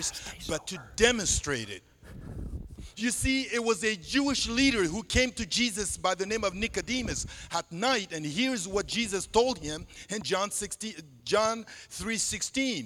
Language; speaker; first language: English; non-native, fluent; Sango